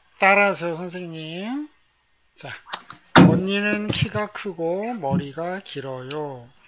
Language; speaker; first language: Korean; native; Korean